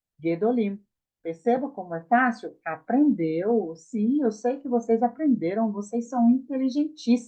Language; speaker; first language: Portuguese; native; Portuguese